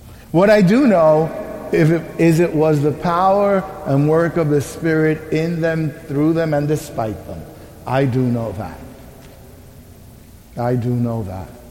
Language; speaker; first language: English; early bilingual, other home language; Spanish